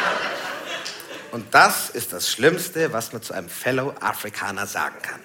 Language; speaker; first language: German; native; German